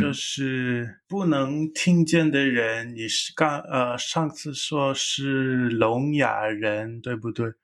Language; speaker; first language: Chinese; non-native, fluent; English